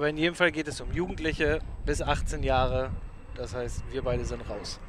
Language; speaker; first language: German; native; German